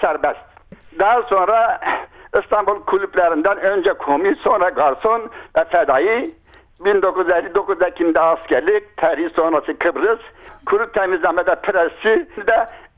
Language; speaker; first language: Turkish; non-native, local second language; Kurdish